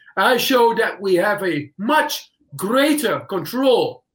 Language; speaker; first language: English; non-native, fluent; Dutch